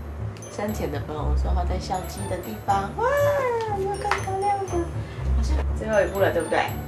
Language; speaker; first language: Chinese; native; Chinese